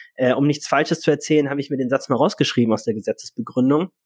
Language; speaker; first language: German; native; German